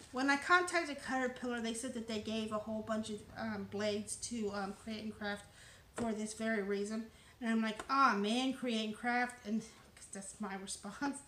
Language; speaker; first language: English; native; English